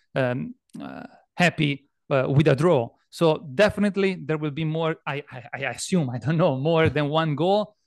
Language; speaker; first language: English; non-native, fluent; Italian